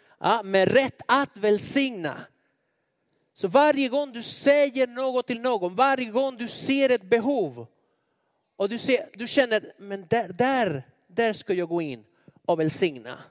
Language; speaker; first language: Swedish; non-native, fluent; Spanish